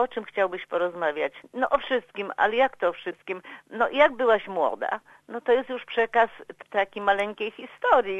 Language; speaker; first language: Polish; native; Polish